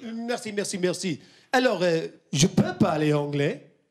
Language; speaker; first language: French; non-native, fluent; English